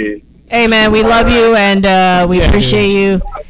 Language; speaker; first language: English; early bilingual, other home language; Spanish